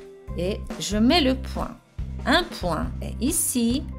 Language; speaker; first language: French; non-native, fluent; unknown